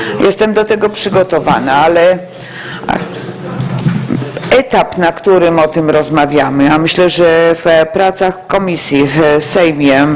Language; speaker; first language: Polish; native; Polish